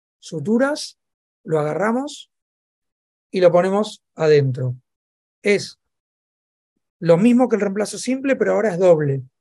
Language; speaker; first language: Spanish; native; Spanish